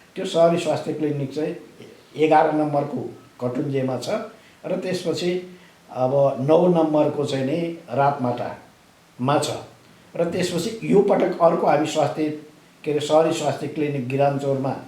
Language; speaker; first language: Nepali; native; Nepali